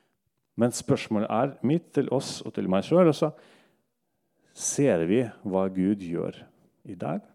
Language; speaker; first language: Norwegian; non-native, local second language; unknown